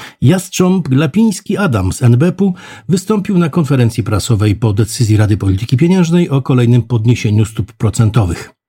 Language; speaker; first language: Polish; native; Polish